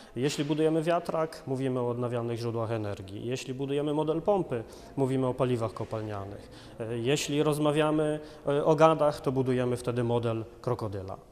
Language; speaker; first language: Polish; native; Polish